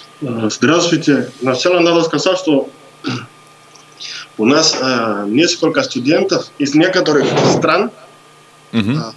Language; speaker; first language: Russian; non-native, learner; Spanish